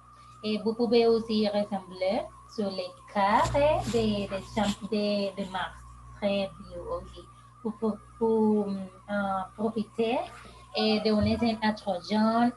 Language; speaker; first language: French; non-native, learner; Spanish